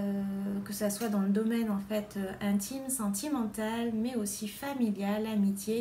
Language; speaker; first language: French; native; French